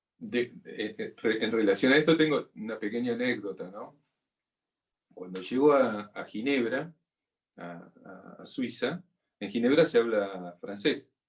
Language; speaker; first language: Spanish; native; Spanish